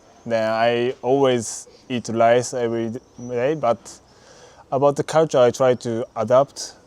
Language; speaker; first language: English; non-native, learner; Japanese